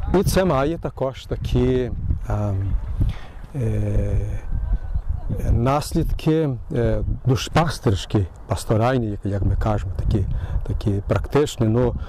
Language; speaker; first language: Ukrainian; early bilingual, heritage; Ukrainian